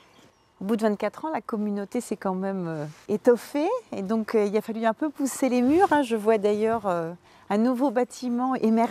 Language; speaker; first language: French; native; French